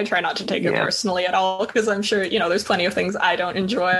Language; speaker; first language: English; native; English